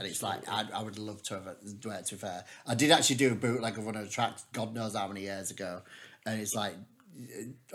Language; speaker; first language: English; native; English